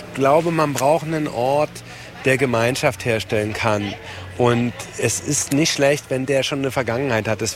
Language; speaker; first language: German; native; German